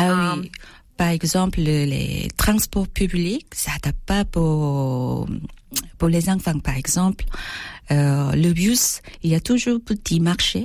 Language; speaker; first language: French; non-native, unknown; Korean